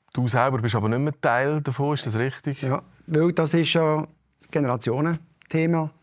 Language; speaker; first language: German; native; German